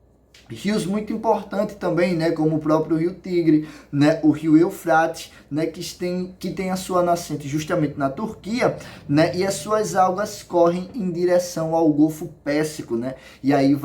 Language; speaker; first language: Portuguese; native; Portuguese